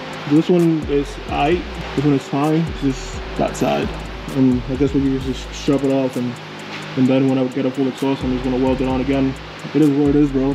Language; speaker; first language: English; early bilingual, other home language; Spanish